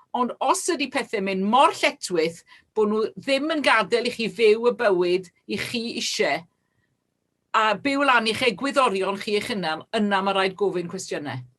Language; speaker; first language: Welsh; native; Welsh